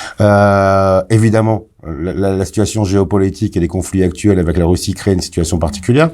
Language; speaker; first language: French; native; French